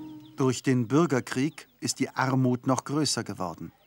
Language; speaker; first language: German; native; German